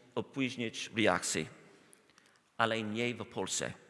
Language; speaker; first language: Polish; non-native, fluent; English